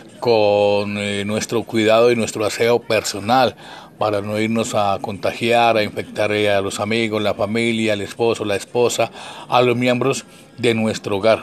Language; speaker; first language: Spanish; native; Spanish